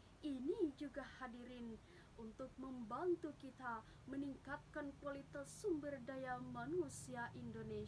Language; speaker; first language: Indonesian; native; Indonesian